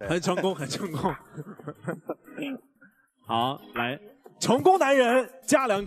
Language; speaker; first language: Chinese; native; Chinese